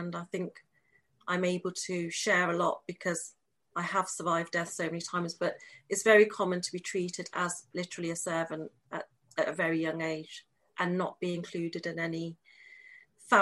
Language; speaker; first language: English; native; English